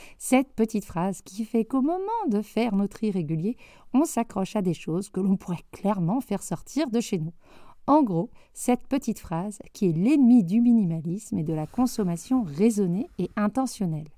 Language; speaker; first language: French; native; French